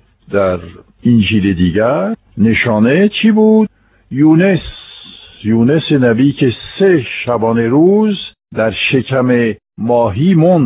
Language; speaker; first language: Persian; non-native, fluent; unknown